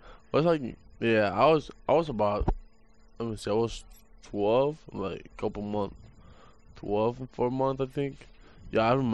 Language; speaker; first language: English; non-native, fluent; Spanish